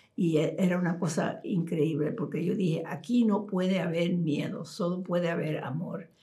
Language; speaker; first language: Spanish; early bilingual, heritage; Spanish